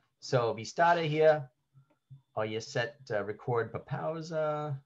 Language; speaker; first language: Danish; non-native, learner; English